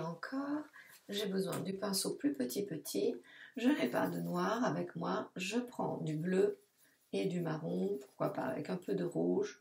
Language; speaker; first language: French; non-native, fluent; Italian